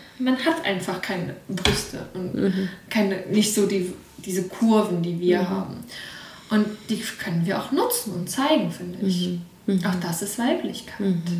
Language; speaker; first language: German; early bilingual, other home language; Russian